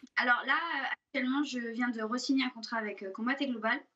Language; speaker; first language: French; native; French